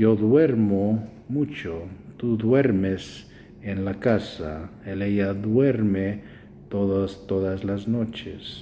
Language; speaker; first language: Spanish; non-native, fluent; English